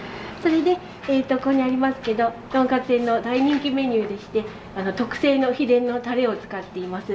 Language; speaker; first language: Japanese; native; Japanese